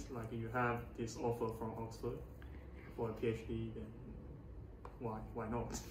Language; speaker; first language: English; non-native, fluent; Chinese